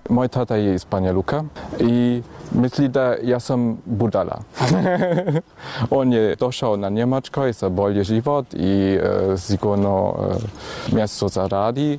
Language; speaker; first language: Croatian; early bilingual, heritage; German